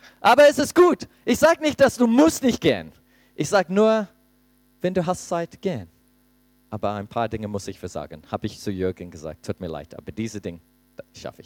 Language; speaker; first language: German; non-native, fluent; English